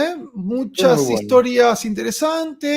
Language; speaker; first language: Spanish; native; Spanish